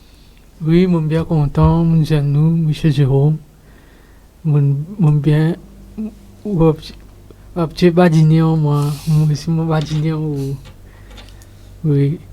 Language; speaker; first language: French; non-native, local second language; Morisyen